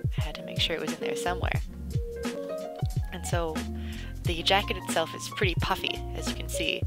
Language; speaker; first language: English; native; English